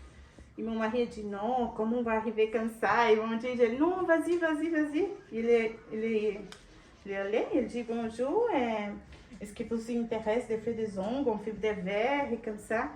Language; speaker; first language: French; non-native, learner; Portuguese